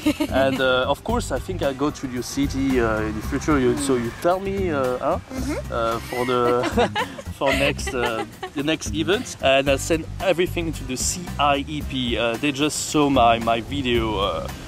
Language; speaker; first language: English; non-native, fluent; French